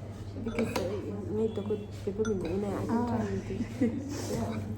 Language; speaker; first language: English; non-native, learner; Tibetan